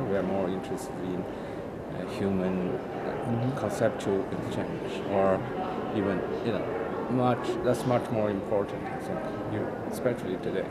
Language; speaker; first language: English; non-native, fluent; Chinese